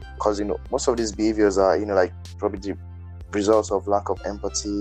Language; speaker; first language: English; non-native, local second language; Yoruba